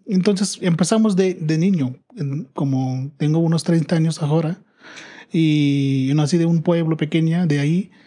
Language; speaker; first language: Spanish; non-native, learner; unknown